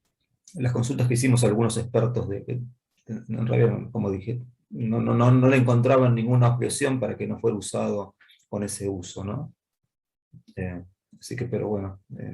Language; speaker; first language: Spanish; native; Spanish